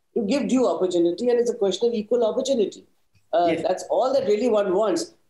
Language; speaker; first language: English; non-native, local second language; Hindi